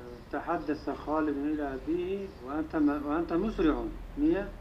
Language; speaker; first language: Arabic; non-native, learner; Turkish